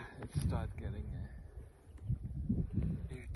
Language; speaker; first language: English; non-native, learner; Dutch